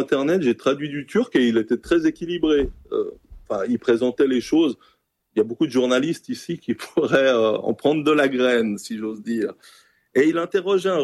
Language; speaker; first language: French; native; French